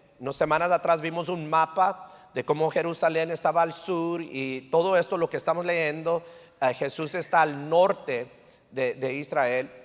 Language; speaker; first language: Spanish; early bilingual, heritage; English